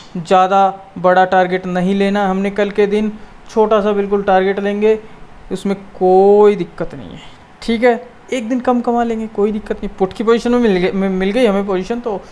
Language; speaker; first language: Hindi; native; Hindi